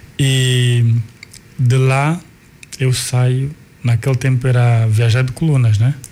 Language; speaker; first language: Portuguese; non-native, local second language; Kongo